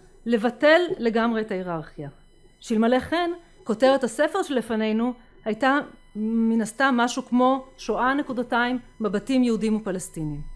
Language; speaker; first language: Hebrew; native; Hebrew